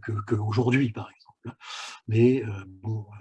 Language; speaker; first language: French; native; French